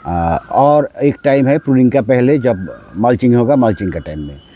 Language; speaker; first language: Hindi; non-native, local second language; Bangla